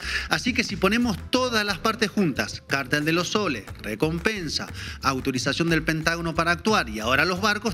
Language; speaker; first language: Spanish; native; Spanish